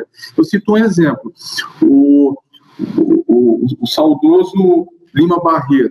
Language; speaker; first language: Portuguese; native; Portuguese